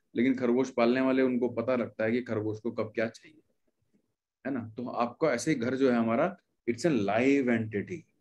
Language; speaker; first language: Hindi; native; Hindi